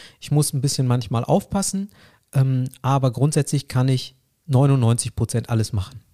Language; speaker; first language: German; early bilingual, other home language; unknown